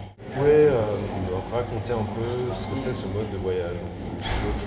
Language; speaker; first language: French; native; French